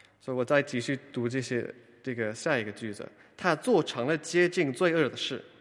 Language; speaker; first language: Chinese; non-native, fluent; English